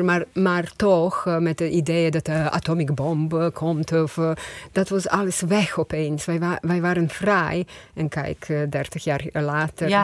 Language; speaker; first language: Dutch; non-native, fluent; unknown